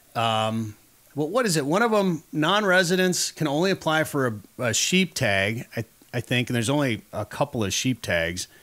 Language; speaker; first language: English; native; English